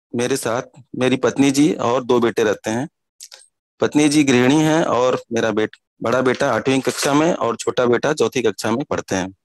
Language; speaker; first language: Hindi; native; Hindi